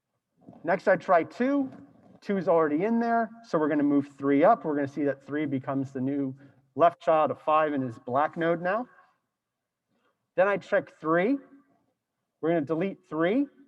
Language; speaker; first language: English; native; English